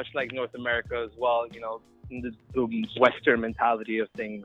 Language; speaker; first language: English; native; English